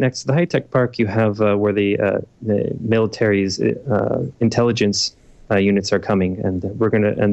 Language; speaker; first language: English; native; English